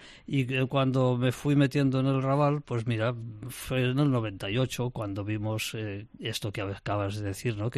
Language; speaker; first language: Spanish; non-native, local second language; Catalan